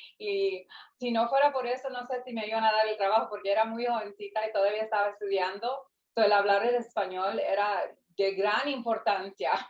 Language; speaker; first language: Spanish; early bilingual, heritage; English